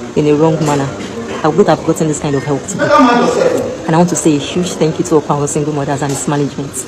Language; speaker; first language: English; non-native, local second language; Yoruba